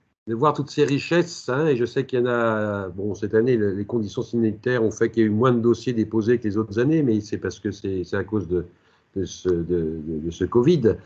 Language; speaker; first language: French; native; French